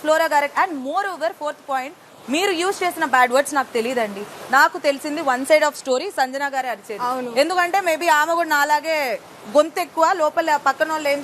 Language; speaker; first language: Telugu; native; Telugu